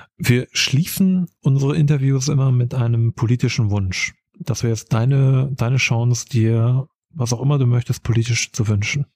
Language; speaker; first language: German; native; German